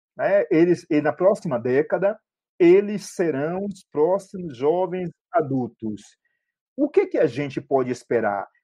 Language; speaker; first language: Portuguese; native; Portuguese